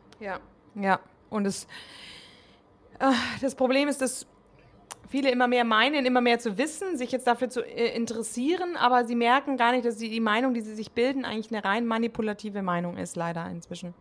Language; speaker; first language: German; native; German